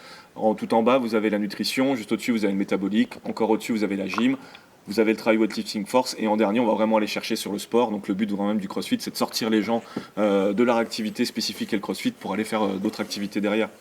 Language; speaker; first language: French; native; French